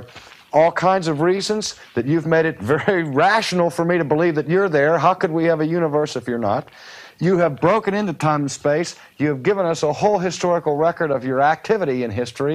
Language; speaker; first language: English; native; English